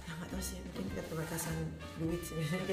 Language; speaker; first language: Indonesian; native; Indonesian